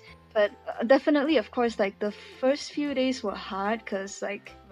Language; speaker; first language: English; non-native, local second language; Chinese